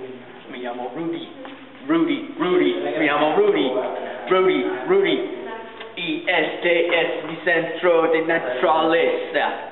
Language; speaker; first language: Spanish; non-native, learner; English